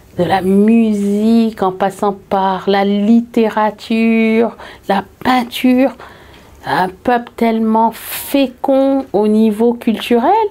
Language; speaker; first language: French; early bilingual, heritage; French